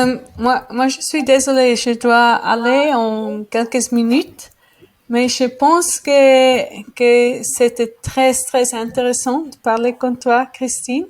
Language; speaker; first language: French; non-native, learner; Spanish